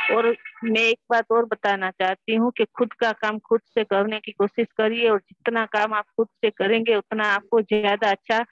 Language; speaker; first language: Hindi; non-native, local second language; Gujarati